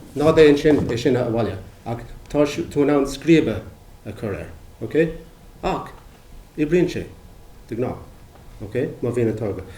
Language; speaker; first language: Irish; non-native, local second language; English